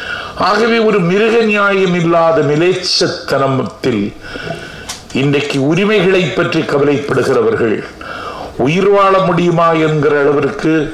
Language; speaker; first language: Tamil; native; Tamil